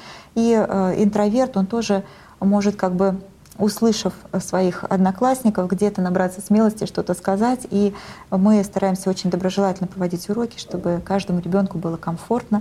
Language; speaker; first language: Russian; native; Russian